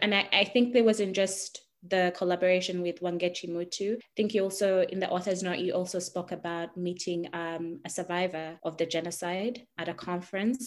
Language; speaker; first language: English; non-native, local second language; Ganda